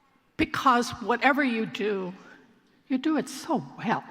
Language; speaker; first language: English; native; English